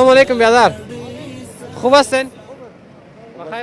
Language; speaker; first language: Persian; native; Persian